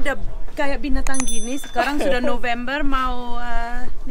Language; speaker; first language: Indonesian; early bilingual, heritage; German